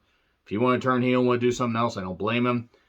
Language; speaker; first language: English; native; English